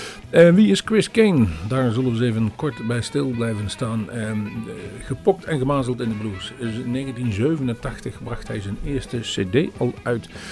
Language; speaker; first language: Dutch; native; Dutch